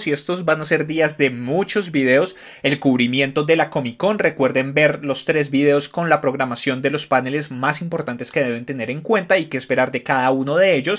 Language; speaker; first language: Spanish; native; Spanish